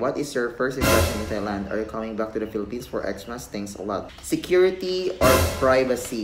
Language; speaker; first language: English; non-native, local second language; Filipino